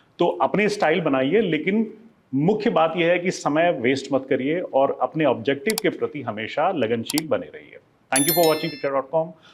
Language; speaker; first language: Hindi; native; Hindi